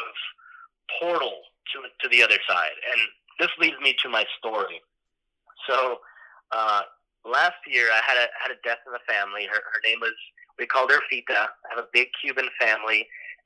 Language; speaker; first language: English; native; English